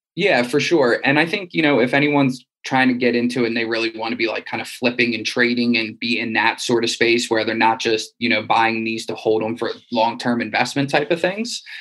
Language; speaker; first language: English; native; English